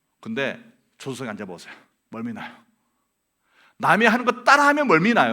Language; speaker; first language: Korean; native; Korean